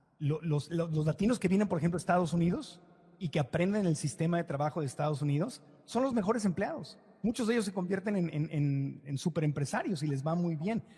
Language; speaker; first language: Spanish; native; Spanish